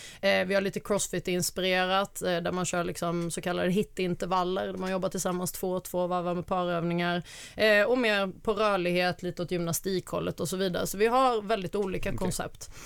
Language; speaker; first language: Swedish; native; Swedish